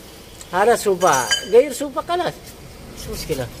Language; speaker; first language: Arabic; non-native, learner; Filipino